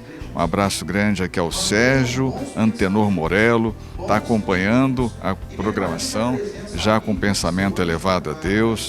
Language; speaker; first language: Portuguese; native; Portuguese